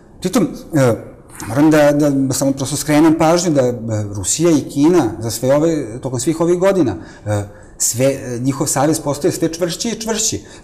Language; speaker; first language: Serbian; native; Serbian